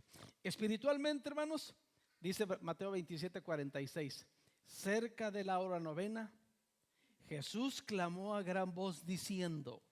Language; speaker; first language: Spanish; native; Spanish